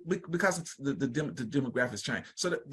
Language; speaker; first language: English; native; English